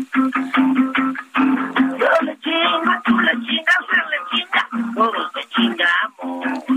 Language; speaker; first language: Spanish; native; Spanish